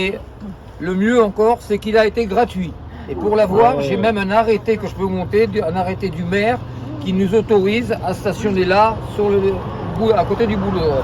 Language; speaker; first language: French; native; French